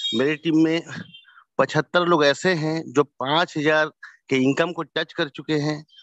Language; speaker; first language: Hindi; native; Hindi